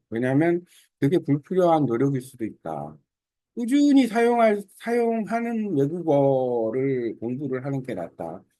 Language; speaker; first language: Korean; native; Korean